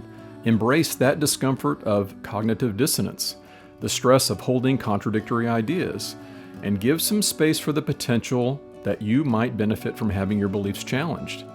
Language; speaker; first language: English; native; English